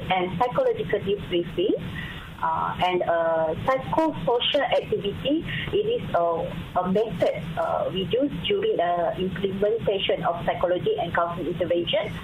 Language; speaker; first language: English; non-native, local second language; Malay